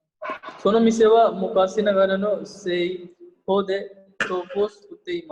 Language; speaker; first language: Japanese; non-native, fluent; Hindi